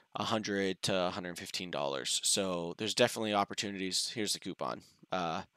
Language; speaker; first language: English; native; English